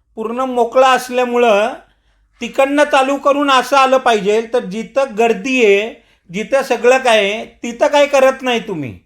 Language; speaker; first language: Marathi; non-native, local second language; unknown